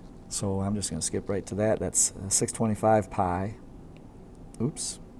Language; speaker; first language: English; native; English